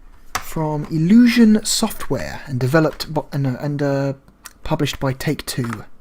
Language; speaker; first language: English; native; English